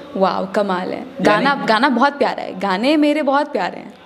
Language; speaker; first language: Hindi; native; Hindi